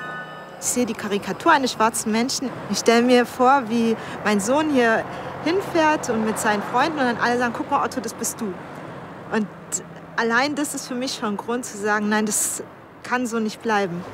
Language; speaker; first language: German; native; German